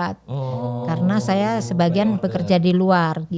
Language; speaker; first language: Indonesian; native; Indonesian